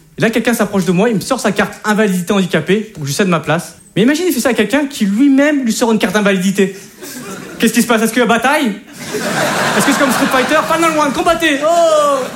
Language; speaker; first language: French; native; French